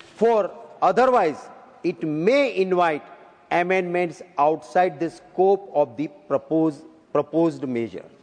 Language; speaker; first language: English; non-native, local second language; Gujarati